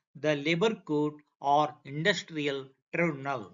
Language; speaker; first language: English; non-native, local second language; Kannada